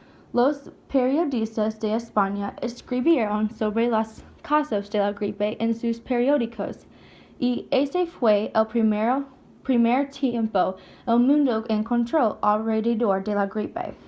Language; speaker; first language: Spanish; non-native, learner; English